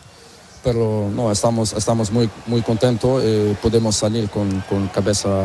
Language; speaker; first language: Spanish; non-native, learner; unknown